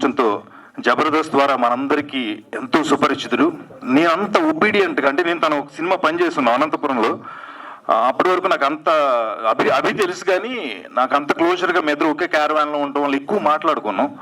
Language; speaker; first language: Telugu; native; Telugu